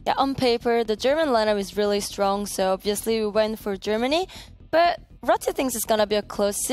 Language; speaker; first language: English; non-native, fluent; French